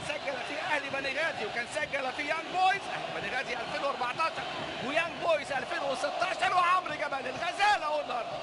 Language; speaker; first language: Arabic; native; Arabic